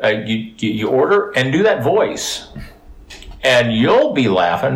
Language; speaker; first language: English; native; English